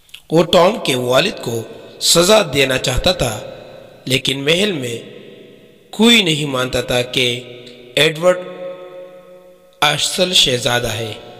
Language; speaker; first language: Urdu; native; Urdu